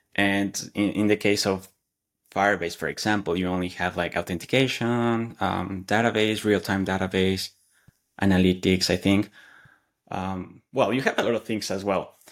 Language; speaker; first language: English; non-native, fluent; Spanish